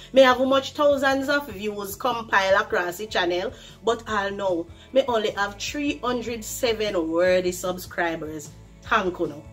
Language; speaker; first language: English; non-native, local second language; Jamaican Creole English